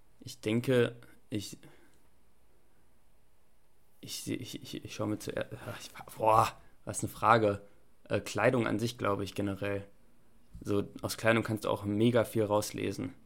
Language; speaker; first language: German; native; German